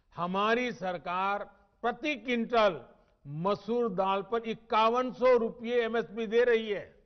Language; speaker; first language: Hindi; non-native, local second language; Gujarati